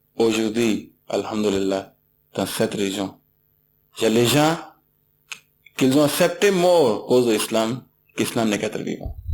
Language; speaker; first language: French; non-native, learner; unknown